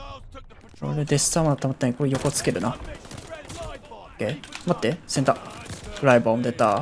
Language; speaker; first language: Japanese; native; Japanese